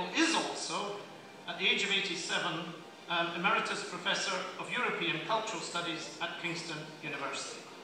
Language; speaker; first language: English; native; English